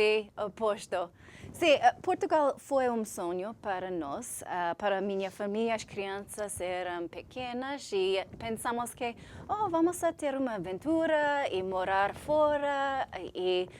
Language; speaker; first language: Portuguese; non-native, learner; English